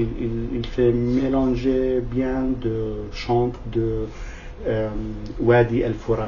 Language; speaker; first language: French; non-native, learner; Kurdish